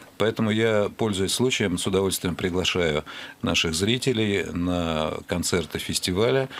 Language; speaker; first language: Russian; native; Russian